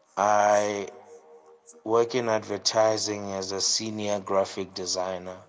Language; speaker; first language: English; non-native, local second language; Southern Sotho